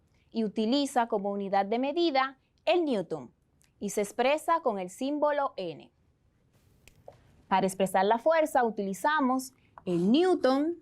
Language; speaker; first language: Spanish; native; Spanish